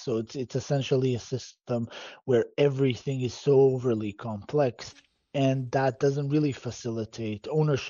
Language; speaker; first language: English; non-native, fluent; Bosnian